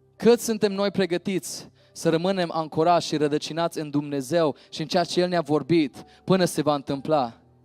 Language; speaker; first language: Romanian; early bilingual, heritage; Romanian